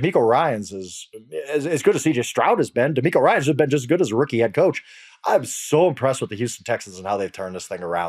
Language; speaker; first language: English; native; English